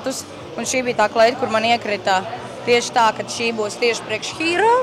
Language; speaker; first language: Latvian; native; Latvian